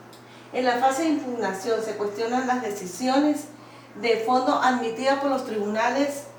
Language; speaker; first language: Spanish; native; Spanish